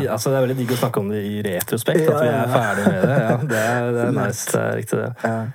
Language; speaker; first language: Norwegian; native; Norwegian